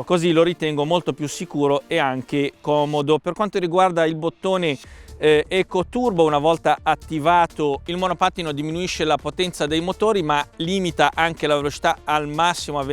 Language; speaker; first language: Italian; native; Italian